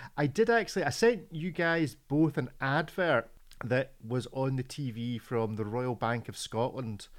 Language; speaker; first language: English; native; English